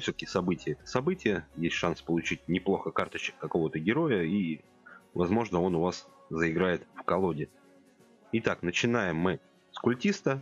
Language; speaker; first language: Russian; native; Russian